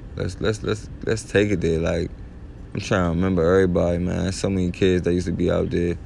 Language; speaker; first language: English; native; English